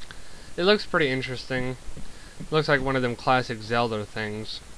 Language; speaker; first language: English; native; English